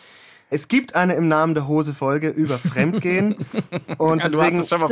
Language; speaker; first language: German; native; German